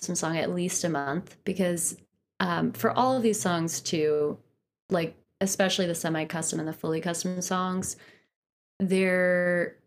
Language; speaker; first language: English; native; English